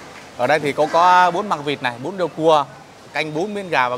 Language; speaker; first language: Vietnamese; native; Vietnamese